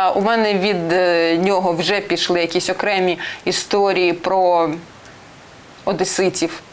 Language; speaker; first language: Ukrainian; non-native, local second language; Russian